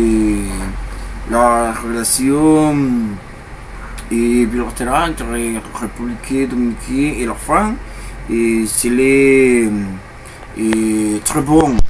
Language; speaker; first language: French; non-native, learner; Spanish